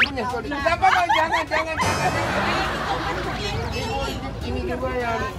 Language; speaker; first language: Indonesian; non-native, learner; Japanese